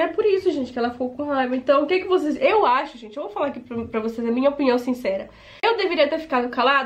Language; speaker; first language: Portuguese; native; Portuguese